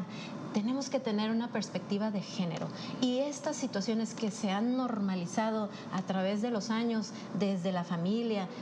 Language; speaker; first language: Spanish; native; Spanish